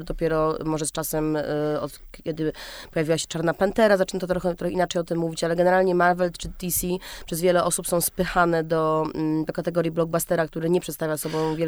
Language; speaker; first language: Polish; native; Polish